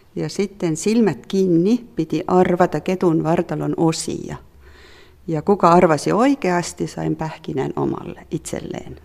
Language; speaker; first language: Finnish; non-native, fluent; Estonian